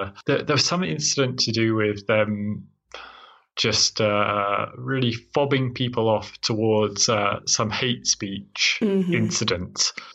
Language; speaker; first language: English; native; English